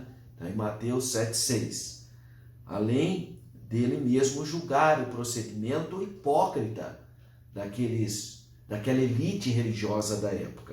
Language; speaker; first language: Portuguese; native; Portuguese